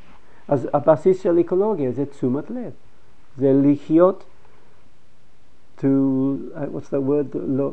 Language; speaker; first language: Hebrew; non-native, fluent; English